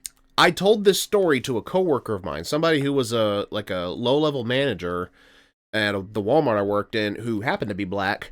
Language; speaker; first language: English; native; English